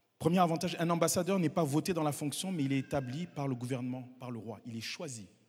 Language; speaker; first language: French; non-native, local second language; Kinyarwanda